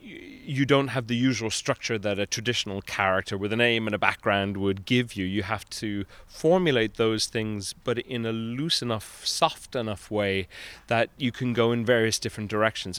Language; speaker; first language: English; native; English